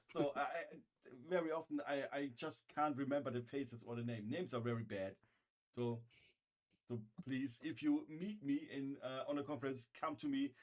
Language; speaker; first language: English; non-native, fluent; German